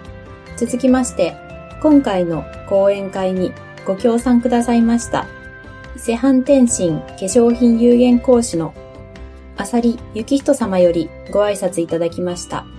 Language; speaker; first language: Japanese; native; Japanese